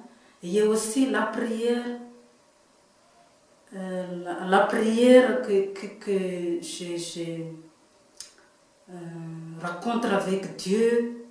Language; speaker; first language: French; non-native, local second language; Malagasy